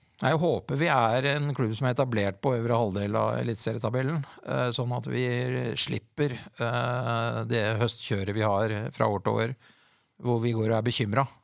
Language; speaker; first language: Norwegian; native; Norwegian